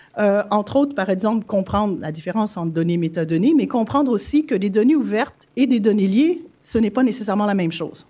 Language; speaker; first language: French; native; French